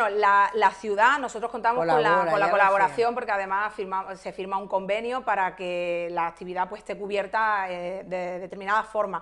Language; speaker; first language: Spanish; native; Spanish